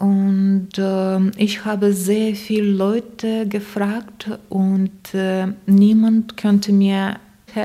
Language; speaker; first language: German; non-native, learner; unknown